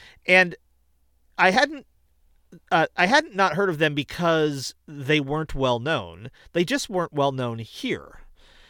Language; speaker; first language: English; native; English